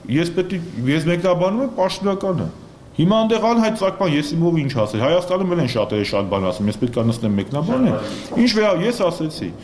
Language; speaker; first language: Armenian; native; Armenian